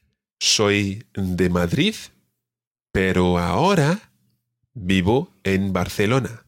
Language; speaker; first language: Spanish; non-native, fluent; English